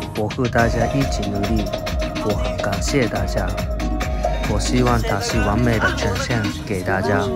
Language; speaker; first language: Chinese; non-native, fluent; Japanese